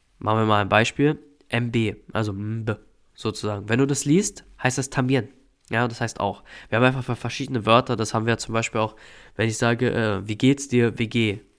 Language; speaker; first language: German; native; German